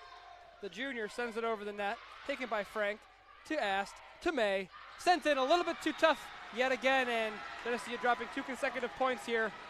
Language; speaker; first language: English; native; English